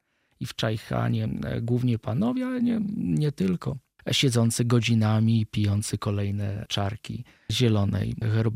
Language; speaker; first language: Polish; native; Polish